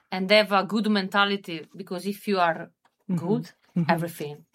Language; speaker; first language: English; non-native, learner; Italian